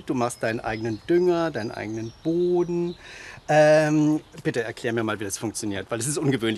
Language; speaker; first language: German; native; German